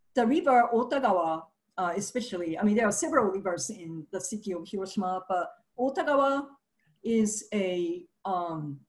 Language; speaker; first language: English; early bilingual, other home language; Japanese